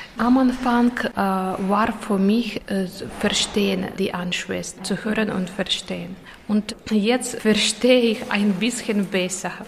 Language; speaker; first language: German; non-native, learner; Russian